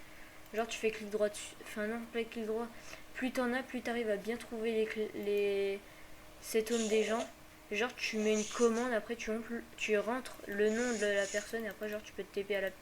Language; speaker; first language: French; native; French